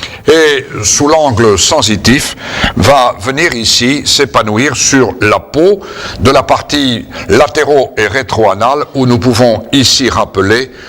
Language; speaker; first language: French; native; French